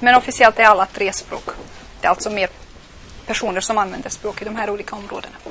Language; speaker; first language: Swedish; non-native, fluent; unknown